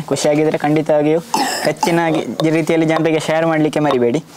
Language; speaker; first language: Kannada; non-native, local second language; Tulu